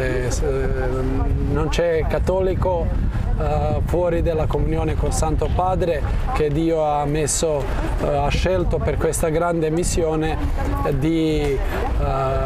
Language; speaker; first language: Italian; non-native, fluent; Croatian